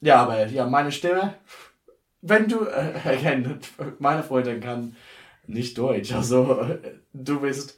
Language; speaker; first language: German; non-native, learner; English